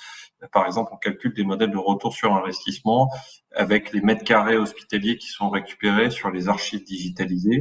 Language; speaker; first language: French; native; French